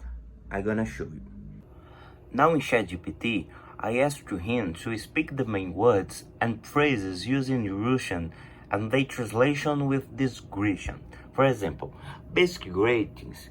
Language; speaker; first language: English; non-native, learner; Portuguese